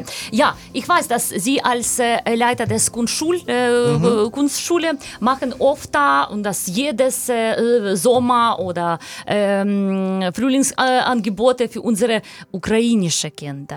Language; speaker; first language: German; non-native, learner; Ukrainian